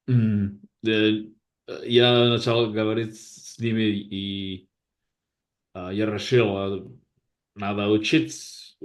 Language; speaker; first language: Russian; non-native, learner; Basque